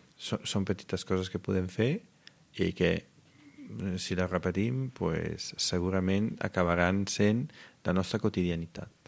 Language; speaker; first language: Catalan; non-native, fluent; Italian